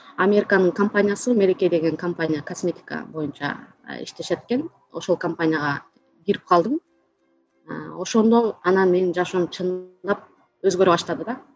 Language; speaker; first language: Kyrgyz; native; Kyrgyz